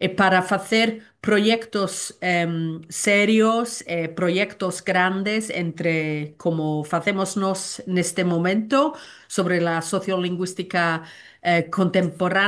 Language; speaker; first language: Galician; non-native, learner; Welsh